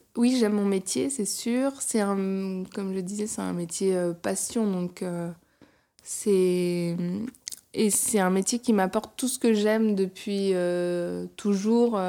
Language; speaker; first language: French; native; French